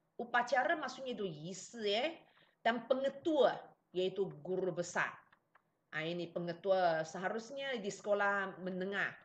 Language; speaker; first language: Malay; non-native, local second language; Chinese